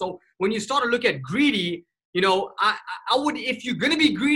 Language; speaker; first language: English; native; English